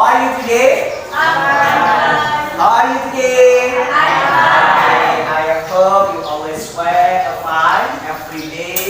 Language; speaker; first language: English; non-native, learner; Indonesian